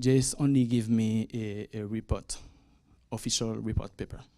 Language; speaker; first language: English; non-native, learner; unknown